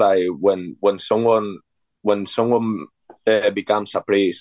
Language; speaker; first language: English; non-native, fluent; Spanish